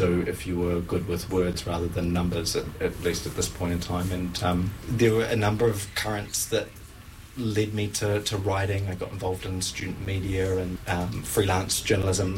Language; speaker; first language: English; native; English